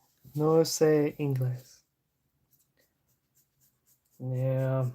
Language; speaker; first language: Spanish; non-native, learner; English